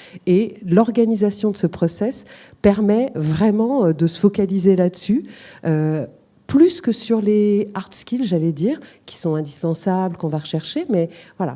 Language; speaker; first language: French; native; French